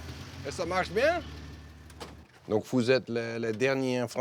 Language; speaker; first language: French; non-native, fluent; Dutch